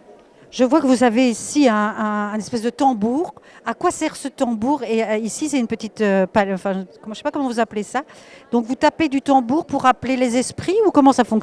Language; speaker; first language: French; native; French